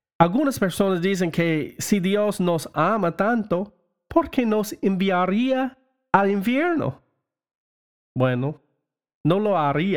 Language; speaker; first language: Spanish; non-native, learner; English